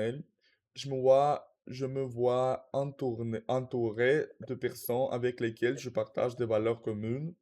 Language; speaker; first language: French; non-native, learner; Russian